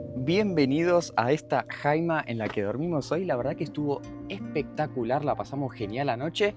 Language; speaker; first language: Spanish; native; Spanish